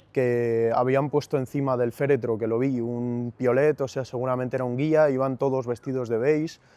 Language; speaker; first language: Spanish; native; Spanish